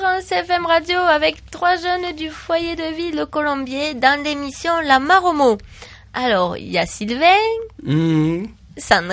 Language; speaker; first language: French; native; French